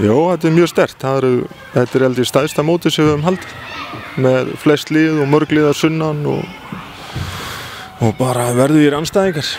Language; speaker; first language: Icelandic; native; Icelandic